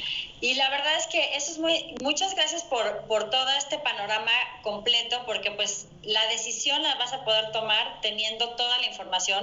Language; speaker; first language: Spanish; native; Spanish